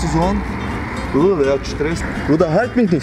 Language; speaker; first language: German; early bilingual, other home language; Chechen